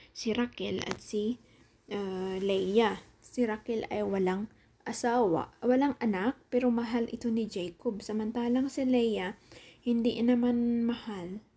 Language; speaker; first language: Filipino; native; Filipino